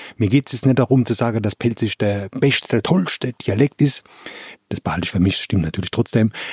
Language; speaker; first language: German; native; German